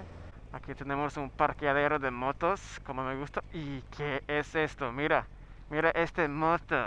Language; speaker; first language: Spanish; non-native, fluent; Swedish